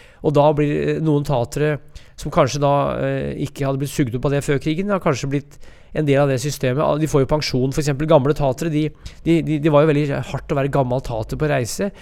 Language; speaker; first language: Norwegian; native; Norwegian